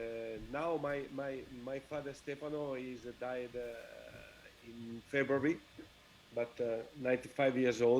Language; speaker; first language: English; non-native, learner; Italian